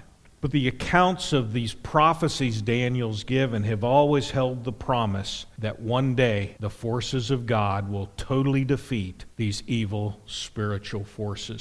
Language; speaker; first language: English; native; English